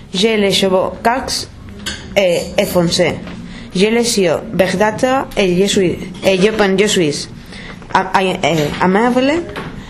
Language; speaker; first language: French; non-native, learner; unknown